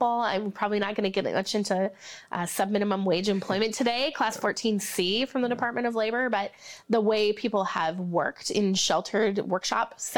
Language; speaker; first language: English; native; English